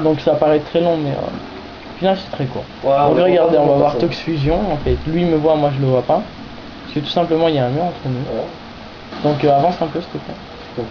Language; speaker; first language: French; native; French